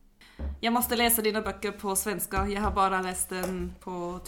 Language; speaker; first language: Swedish; non-native, fluent; German